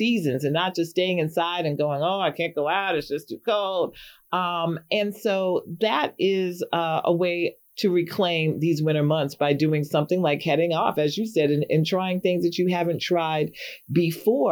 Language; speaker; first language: English; native; English